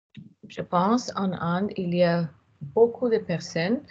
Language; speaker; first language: French; non-native, learner; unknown